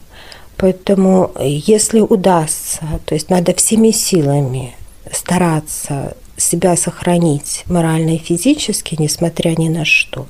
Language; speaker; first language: Russian; native; Russian